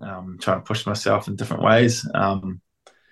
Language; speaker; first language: English; native; English